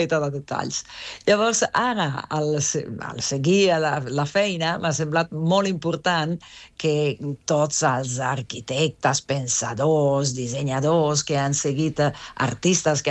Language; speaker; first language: Catalan; non-native, fluent; Italian